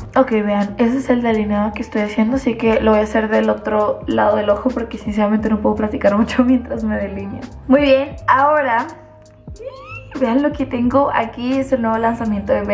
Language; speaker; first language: Spanish; native; Spanish